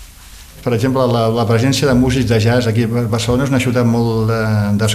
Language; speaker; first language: Catalan; native; Catalan